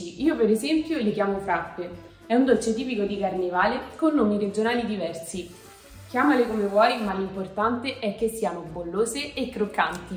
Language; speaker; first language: Italian; native; Italian